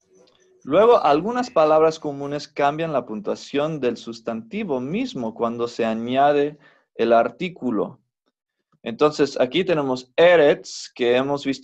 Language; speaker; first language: Spanish; non-native, fluent; English